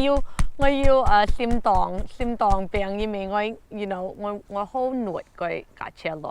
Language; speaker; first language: Cantonese; early bilingual, heritage; Cantonese